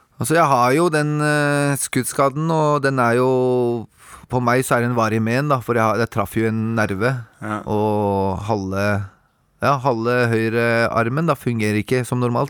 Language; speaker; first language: Norwegian; native; Norwegian